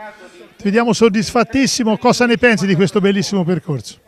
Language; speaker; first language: Italian; native; Italian